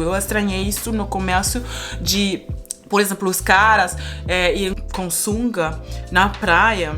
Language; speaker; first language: Portuguese; non-native, fluent; Spanish